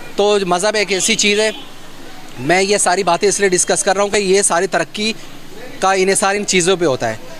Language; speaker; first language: Urdu; non-native, local second language; Punjabi